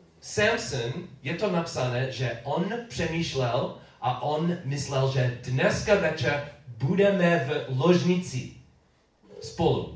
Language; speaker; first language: Czech; non-native, learner; English